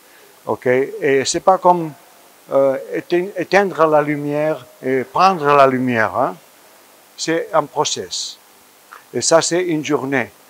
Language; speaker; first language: French; non-native, fluent; Spanish